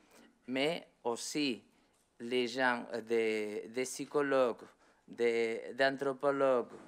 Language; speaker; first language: French; non-native, learner; Spanish